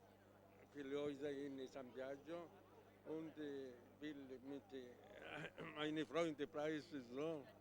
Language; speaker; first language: German; non-native, local second language; Italian